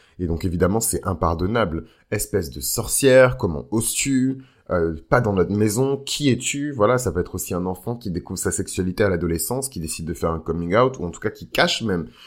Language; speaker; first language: French; native; French